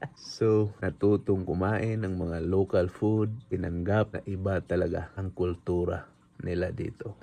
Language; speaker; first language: Filipino; non-native, local second language; Cebuano